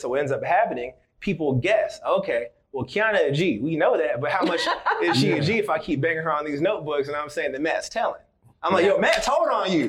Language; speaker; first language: English; native; English